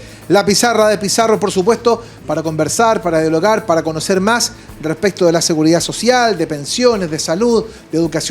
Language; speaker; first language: Spanish; native; Spanish